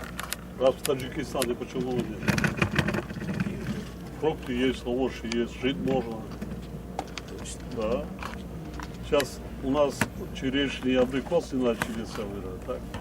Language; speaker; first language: Russian; non-native, local second language; Tajik